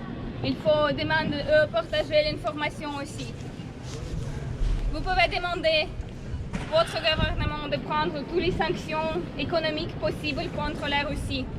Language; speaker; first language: French; non-native, learner; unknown